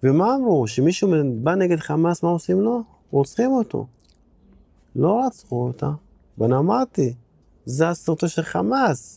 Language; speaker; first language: Hebrew; non-native, local second language; Arabic